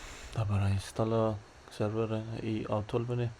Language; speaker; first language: Icelandic; non-native, learner; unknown